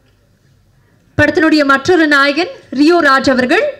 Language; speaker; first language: Tamil; native; Tamil